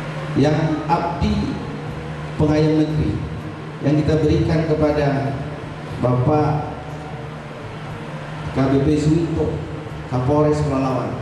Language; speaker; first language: Indonesian; native; Indonesian